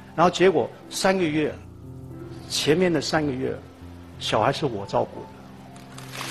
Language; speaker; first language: Chinese; non-native, fluent; Cantonese